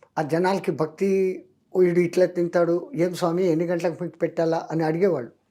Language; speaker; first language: Telugu; non-native, local second language; Hindi